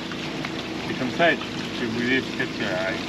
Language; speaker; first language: French; native; French